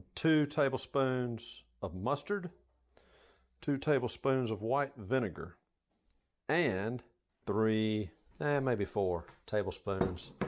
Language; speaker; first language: English; native; English